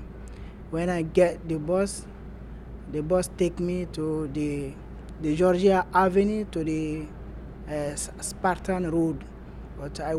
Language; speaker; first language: English; non-native, learner; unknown